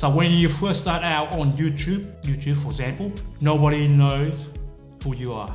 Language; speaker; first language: English; non-native, fluent; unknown